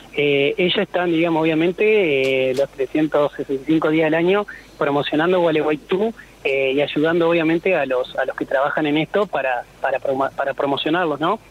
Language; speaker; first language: Spanish; native; Spanish